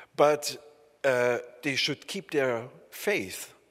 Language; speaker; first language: English; non-native, fluent; German